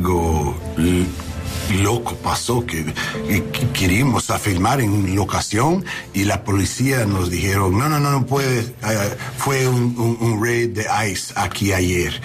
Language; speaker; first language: Spanish; non-native, learner; English